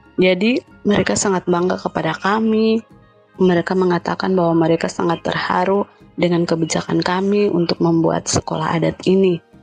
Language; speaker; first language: Indonesian; native; Indonesian